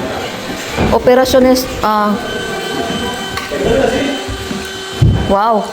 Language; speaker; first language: Spanish; non-native, learner; Filipino